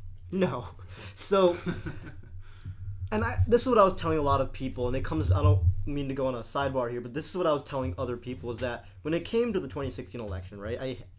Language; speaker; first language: English; native; English